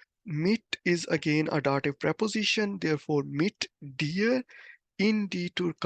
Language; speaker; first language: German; non-native, fluent; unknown